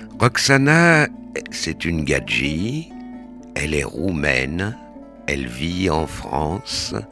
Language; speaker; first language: French; native; French